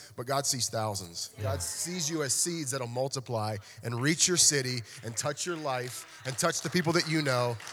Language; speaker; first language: English; native; English